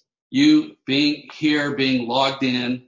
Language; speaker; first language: English; native; English